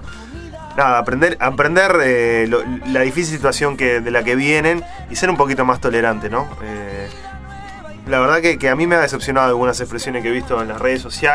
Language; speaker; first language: Spanish; native; Spanish